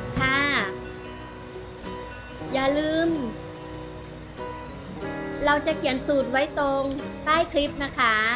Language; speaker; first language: Thai; native; Thai